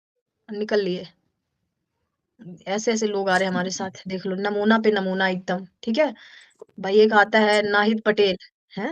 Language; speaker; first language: Hindi; native; Hindi